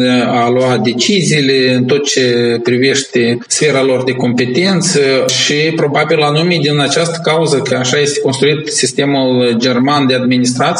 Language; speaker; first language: Romanian; native; Romanian